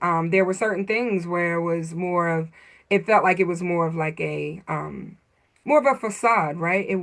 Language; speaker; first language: English; native; English